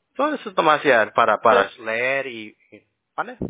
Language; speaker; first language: Spanish; early bilingual, heritage; English